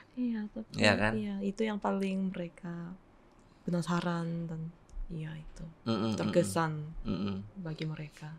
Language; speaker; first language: Indonesian; non-native, fluent; Korean